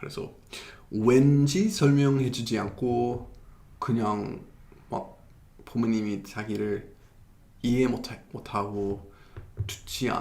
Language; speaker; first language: Korean; non-native, fluent; English